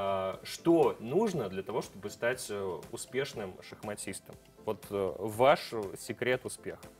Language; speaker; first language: Russian; native; Russian